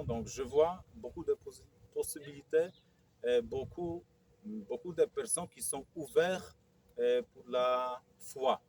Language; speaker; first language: French; non-native, fluent; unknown